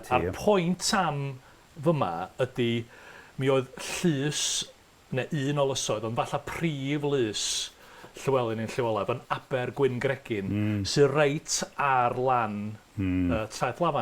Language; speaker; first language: Welsh; native; Welsh